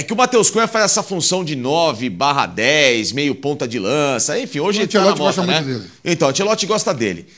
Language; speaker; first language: Portuguese; native; Portuguese